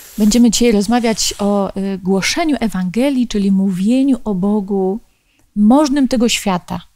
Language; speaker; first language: Polish; native; Polish